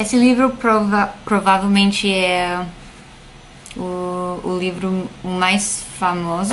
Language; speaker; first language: Portuguese; non-native, fluent; English